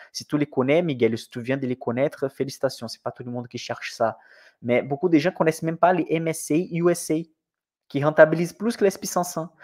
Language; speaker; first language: French; non-native, fluent; Portuguese